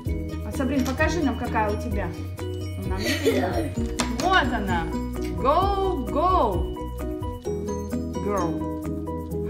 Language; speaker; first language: Russian; native; Russian